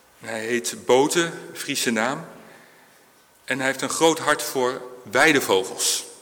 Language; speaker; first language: Dutch; native; Dutch